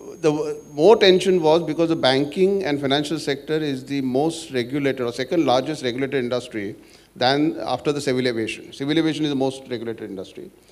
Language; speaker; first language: English; non-native, local second language; Marathi